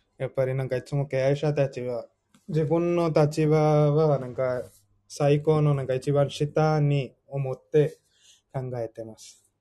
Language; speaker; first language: Japanese; non-native, fluent; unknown